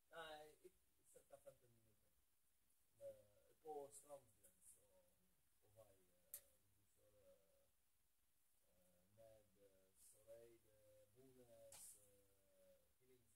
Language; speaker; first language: Norwegian; non-native, learner; Polish